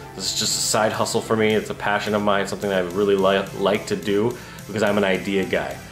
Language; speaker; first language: English; native; English